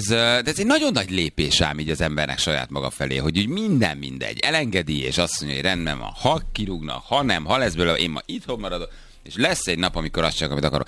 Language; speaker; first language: Hungarian; native; Hungarian